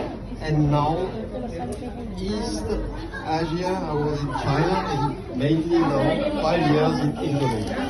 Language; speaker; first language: English; non-native, fluent; French